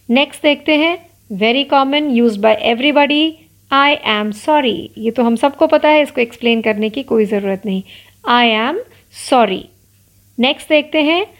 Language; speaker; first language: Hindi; non-native, local second language; Marathi